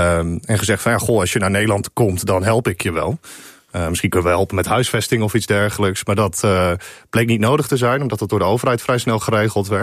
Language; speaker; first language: Dutch; native; Dutch